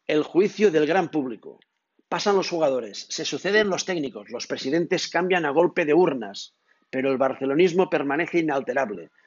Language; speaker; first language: Spanish; non-native, local second language; Catalan